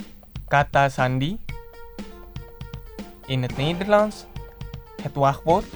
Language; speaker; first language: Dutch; non-native, fluent; Indonesian